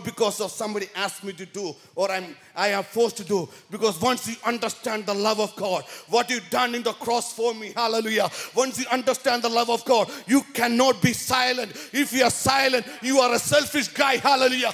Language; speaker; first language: English; non-native, local second language; Malayalam